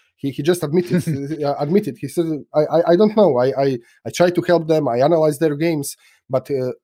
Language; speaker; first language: English; non-native, fluent; Croatian